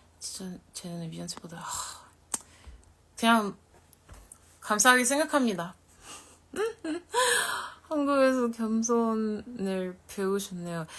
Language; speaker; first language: Korean; non-native, fluent; French